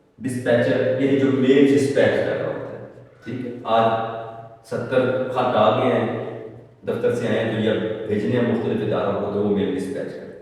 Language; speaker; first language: Urdu; non-native, local second language; Punjabi